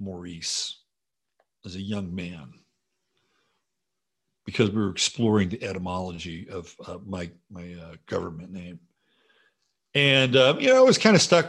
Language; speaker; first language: English; native; English